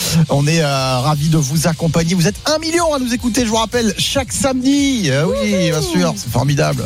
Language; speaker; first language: French; native; French